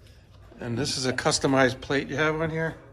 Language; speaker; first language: English; native; English